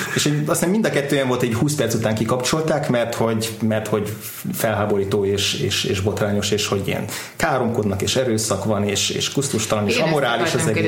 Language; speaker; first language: Hungarian; native; Hungarian